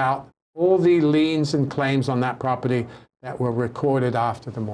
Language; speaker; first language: English; native; English